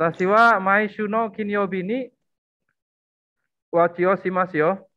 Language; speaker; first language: Japanese; non-native, fluent; Indonesian